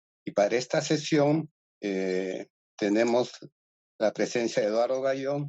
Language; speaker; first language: Spanish; native; Spanish